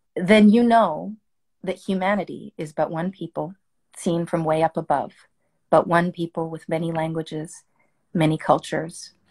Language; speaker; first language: English; early bilingual, other home language; French